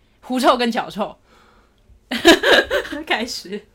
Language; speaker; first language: Chinese; native; Chinese